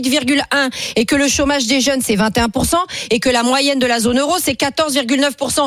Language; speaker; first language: French; native; French